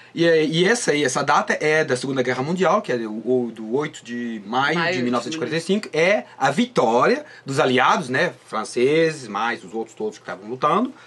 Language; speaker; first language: Portuguese; non-native, fluent; French